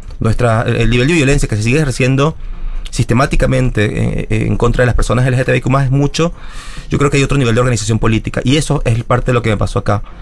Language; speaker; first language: Spanish; native; Spanish